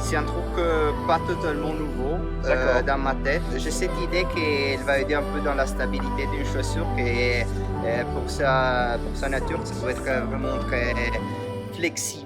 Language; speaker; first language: French; non-native, fluent; Spanish